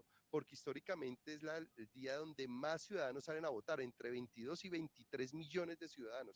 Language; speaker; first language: Spanish; native; Spanish